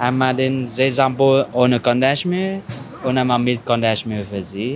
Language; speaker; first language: German; non-native, fluent; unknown